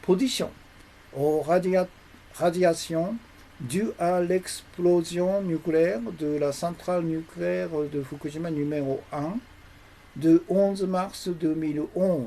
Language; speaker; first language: French; non-native, learner; Japanese